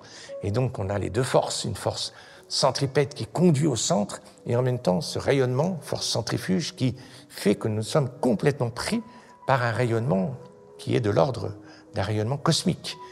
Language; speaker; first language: French; native; French